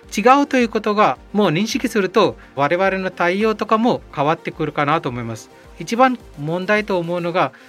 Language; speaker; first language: Japanese; non-native, fluent; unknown